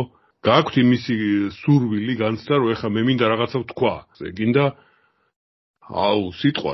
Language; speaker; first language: Georgian; native; Georgian